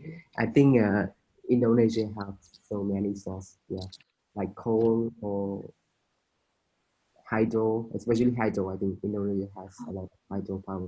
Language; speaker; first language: English; non-native, fluent; Khmer